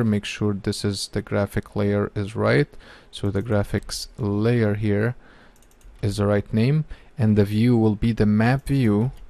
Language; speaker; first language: English; non-native, fluent; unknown